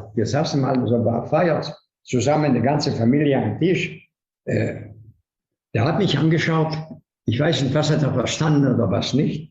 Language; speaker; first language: German; non-native, fluent; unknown